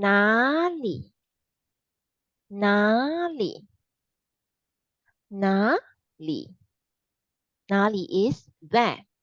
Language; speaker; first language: Chinese; non-native, fluent; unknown